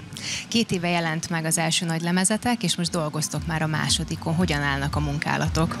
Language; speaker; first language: Hungarian; native; Hungarian